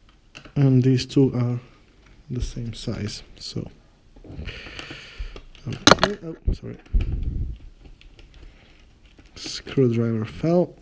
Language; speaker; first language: English; non-native, fluent; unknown